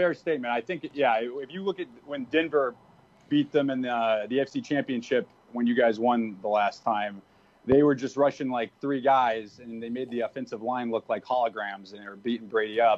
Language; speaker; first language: English; native; English